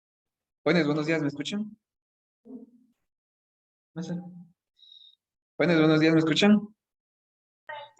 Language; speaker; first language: Spanish; native; Spanish